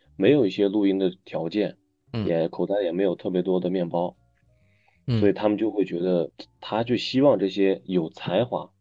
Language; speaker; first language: Chinese; native; Chinese